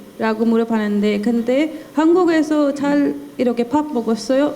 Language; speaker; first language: Korean; non-native, learner; Hindi